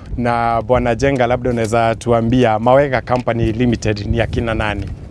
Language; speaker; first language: Swahili; non-native, local second language; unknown